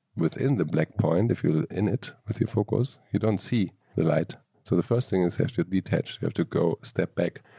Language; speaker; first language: English; non-native, fluent; German